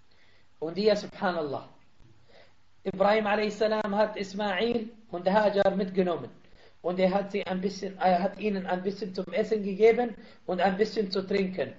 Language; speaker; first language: German; non-native, fluent; Arabic